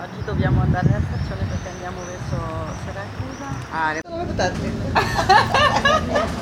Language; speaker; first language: Italian; non-native, learner; French